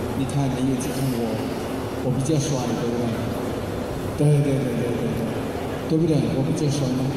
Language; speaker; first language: Chinese; non-native, fluent; English